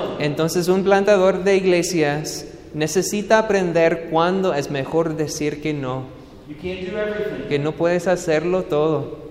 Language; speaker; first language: Spanish; non-native, fluent; English